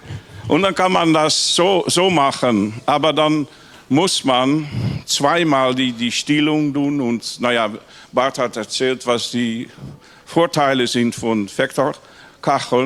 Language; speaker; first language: German; non-native, learner; Dutch